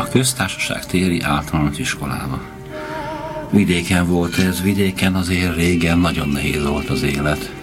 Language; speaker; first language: Hungarian; native; Hungarian